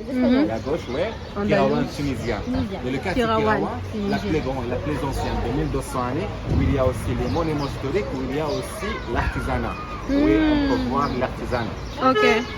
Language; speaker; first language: French; non-native, local second language; Arabic